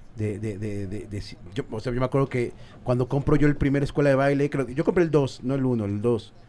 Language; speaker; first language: Spanish; native; Spanish